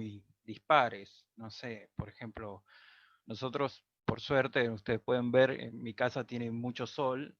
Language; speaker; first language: Spanish; native; Spanish